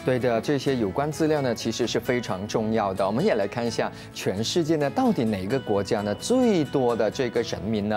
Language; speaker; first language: Chinese; native; Chinese